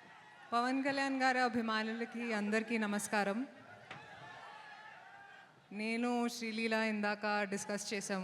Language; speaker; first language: Telugu; non-native, local second language; Hindi